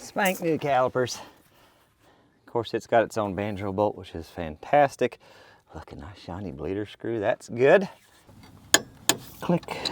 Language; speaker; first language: English; native; English